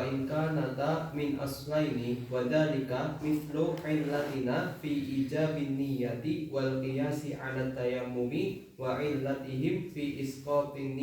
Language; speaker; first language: Arabic; non-native, learner; Indonesian